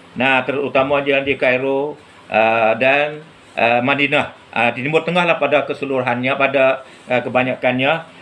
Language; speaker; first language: Malay; native; Malay